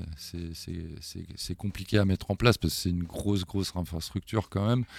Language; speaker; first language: French; non-native, fluent; German